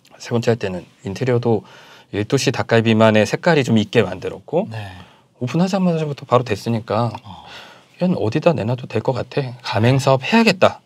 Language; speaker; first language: Korean; native; Korean